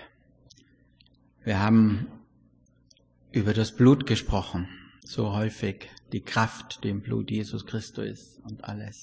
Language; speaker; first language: German; native; German